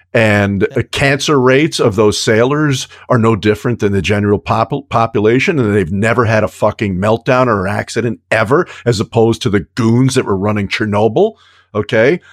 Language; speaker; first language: English; native; English